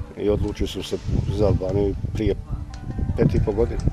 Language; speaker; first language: Serbian; native; Serbian